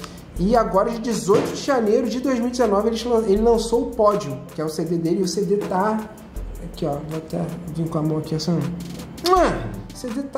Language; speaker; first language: Portuguese; native; Portuguese